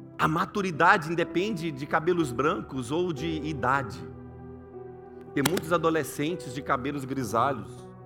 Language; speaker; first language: Portuguese; native; Portuguese